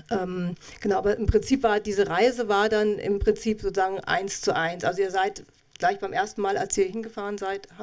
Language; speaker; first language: German; native; German